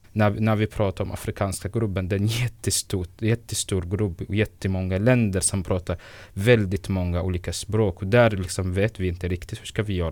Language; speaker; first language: Swedish; non-native, fluent; Arabic